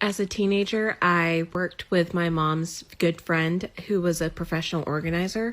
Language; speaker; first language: English; native; English